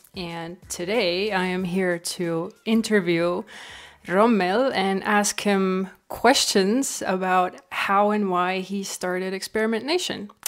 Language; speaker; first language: English; non-native, fluent; Estonian